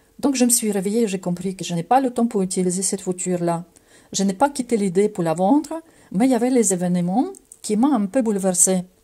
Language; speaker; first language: French; non-native, fluent; Russian